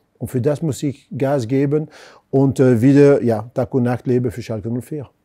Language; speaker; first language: German; non-native, fluent; French